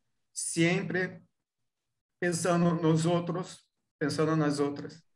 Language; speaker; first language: Portuguese; non-native, fluent; Spanish